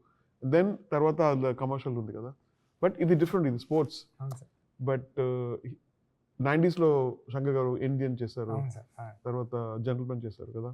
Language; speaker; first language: Telugu; non-native, learner; Tamil